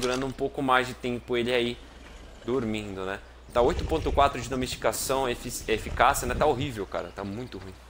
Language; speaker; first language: Portuguese; native; Portuguese